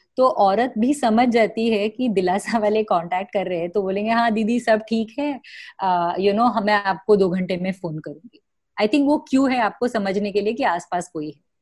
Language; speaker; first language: Hindi; non-native, local second language; Marathi